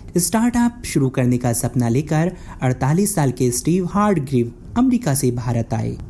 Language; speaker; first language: Hindi; native; Hindi